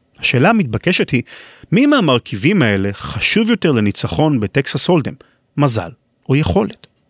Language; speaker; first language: Hebrew; native; Hebrew